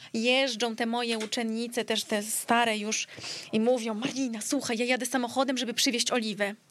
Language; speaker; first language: Polish; early bilingual, heritage; Greek